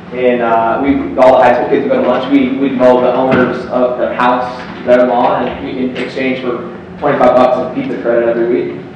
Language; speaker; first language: English; native; English